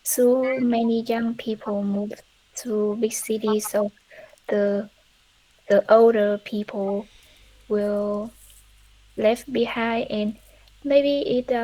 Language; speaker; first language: English; non-native, learner; Vietnamese